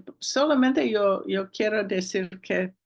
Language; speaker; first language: Spanish; non-native, learner; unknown